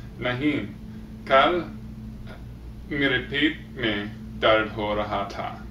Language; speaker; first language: Hindi; non-native, learner; English